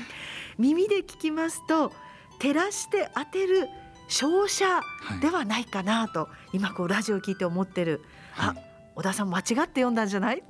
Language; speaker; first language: Japanese; native; Japanese